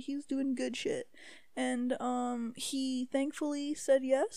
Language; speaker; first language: English; native; English